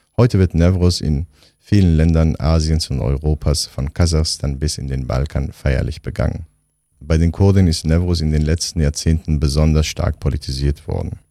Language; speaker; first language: German; non-native, fluent; Kurdish